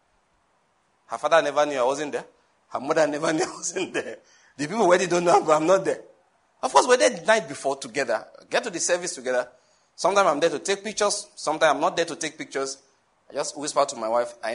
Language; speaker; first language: English; non-native, local second language; Yoruba